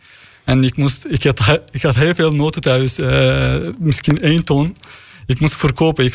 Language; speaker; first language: Dutch; non-native, learner; Turkish